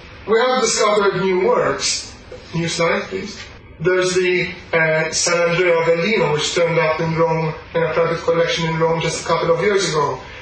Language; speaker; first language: English; non-native, local second language; Maltese